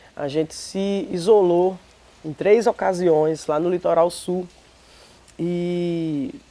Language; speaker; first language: Portuguese; native; Portuguese